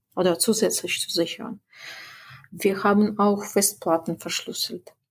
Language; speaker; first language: German; non-native, fluent; Russian